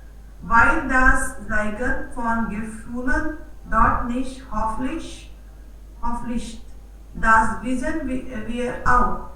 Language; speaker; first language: German; non-native, learner; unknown